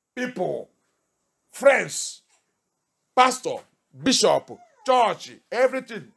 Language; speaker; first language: English; non-native, local second language; Yoruba